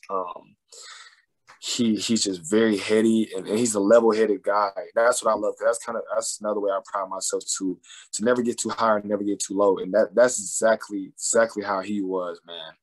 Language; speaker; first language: English; native; English